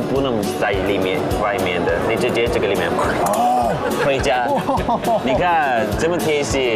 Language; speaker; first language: Chinese; non-native, fluent; Turkish